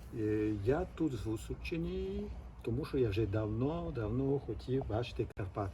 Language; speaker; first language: Ukrainian; non-native, fluent; French